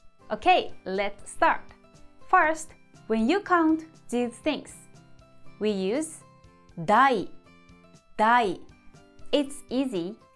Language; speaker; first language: English; non-native, fluent; Japanese